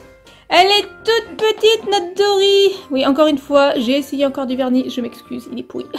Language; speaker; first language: French; native; French